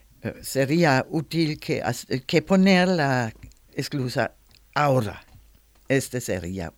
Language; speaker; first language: Spanish; non-native, learner; German